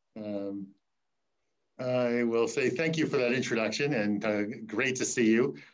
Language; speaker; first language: English; native; English